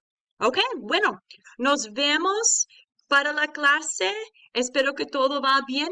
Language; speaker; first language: Spanish; early bilingual, heritage; Spanish